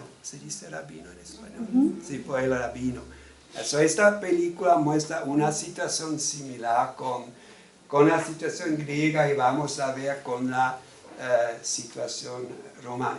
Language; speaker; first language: Spanish; non-native, fluent; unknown